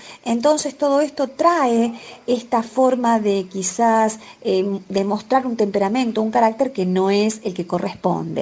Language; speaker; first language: Spanish; native; Spanish